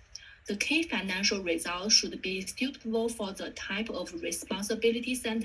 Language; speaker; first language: English; non-native, fluent; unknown